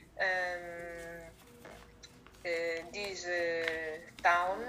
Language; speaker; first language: English; non-native, learner; Italian